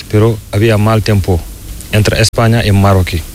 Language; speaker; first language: Spanish; non-native, learner; Fula